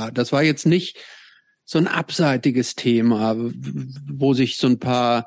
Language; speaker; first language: German; native; German